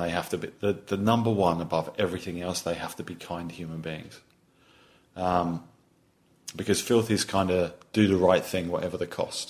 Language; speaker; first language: English; native; English